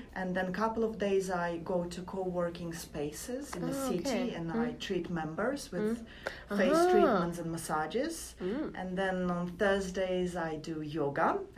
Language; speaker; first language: English; non-native, fluent; Latvian